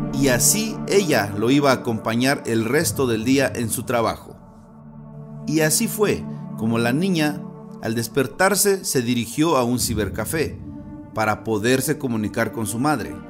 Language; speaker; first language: Spanish; native; Spanish